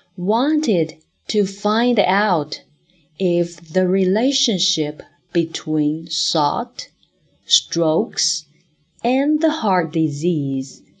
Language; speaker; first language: English; non-native, fluent; Chinese